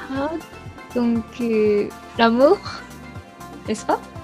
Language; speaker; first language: French; non-native, learner; Japanese